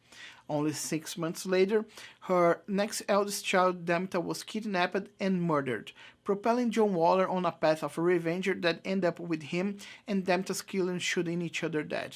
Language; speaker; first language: English; non-native, fluent; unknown